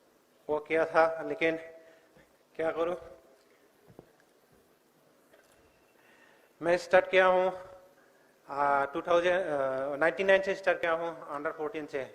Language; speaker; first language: Hindi; non-native, local second language; Bodo